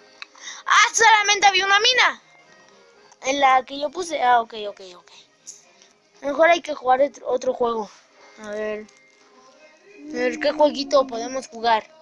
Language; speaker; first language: Spanish; native; Spanish